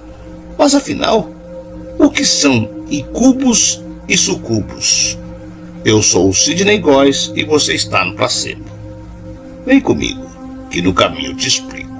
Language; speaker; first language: Portuguese; native; Portuguese